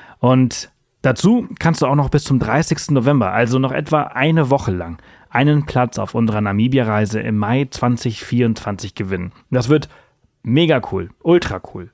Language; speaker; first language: German; early bilingual, heritage; German